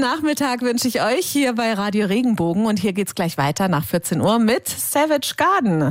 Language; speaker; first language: German; native; German